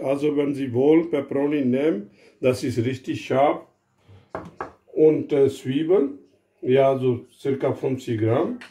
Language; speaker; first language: German; non-native, fluent; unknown